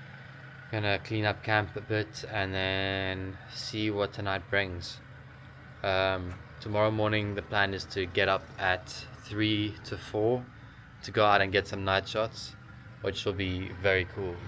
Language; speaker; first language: English; native; English